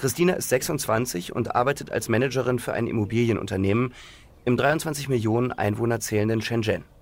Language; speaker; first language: German; native; German